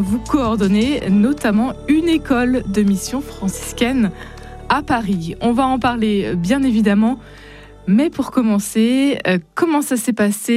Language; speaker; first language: French; native; French